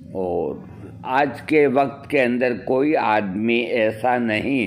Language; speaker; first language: Hindi; native; Hindi